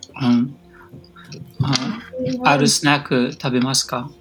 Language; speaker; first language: Japanese; non-native, learner; English